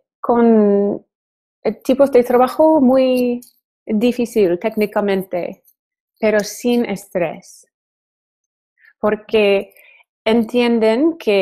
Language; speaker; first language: Spanish; non-native, learner; English